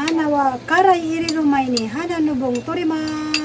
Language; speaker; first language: Japanese; non-native, learner; Cebuano